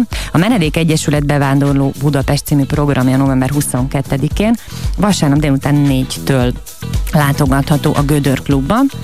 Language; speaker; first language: Hungarian; native; Hungarian